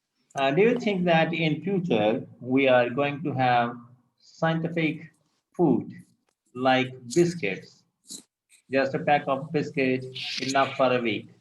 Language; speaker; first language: English; non-native, local second language; Urdu